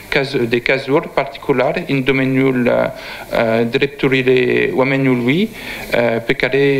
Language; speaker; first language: Romanian; non-native, learner; French